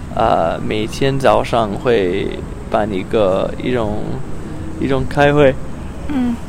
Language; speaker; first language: Chinese; non-native, fluent; English